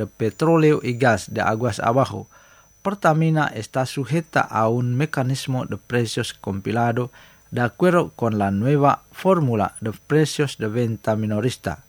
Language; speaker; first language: Spanish; non-native, fluent; Indonesian